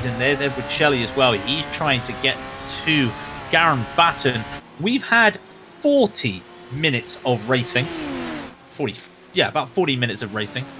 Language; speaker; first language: English; native; English